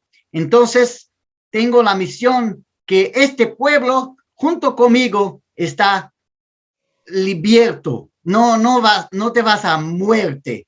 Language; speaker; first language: Spanish; non-native, learner; Portuguese